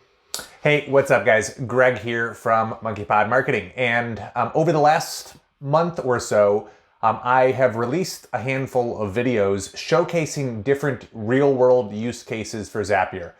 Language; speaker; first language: English; native; English